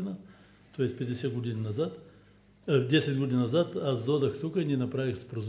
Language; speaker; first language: Bulgarian; early bilingual, heritage; Bulgarian